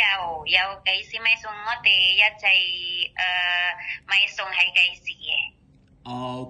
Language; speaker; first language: Cantonese; non-native, learner; Indonesian